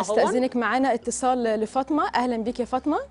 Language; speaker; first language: Arabic; native; Arabic